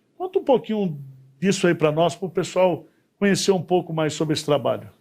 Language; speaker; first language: Portuguese; native; Portuguese